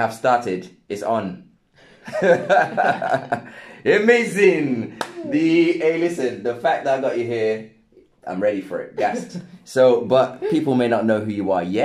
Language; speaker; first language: English; non-native, local second language; Krio